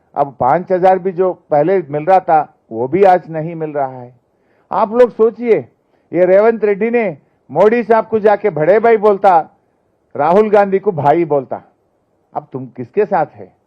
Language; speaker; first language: Hindi; non-native, local second language; Telugu